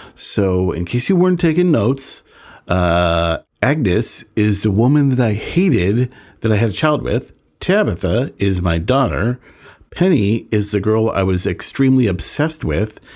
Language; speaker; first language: English; native; English